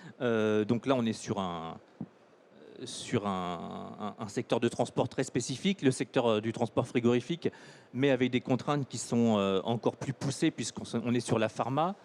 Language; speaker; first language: French; native; French